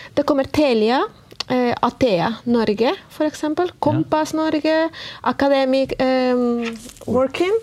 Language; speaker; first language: Norwegian; non-native, fluent; Spanish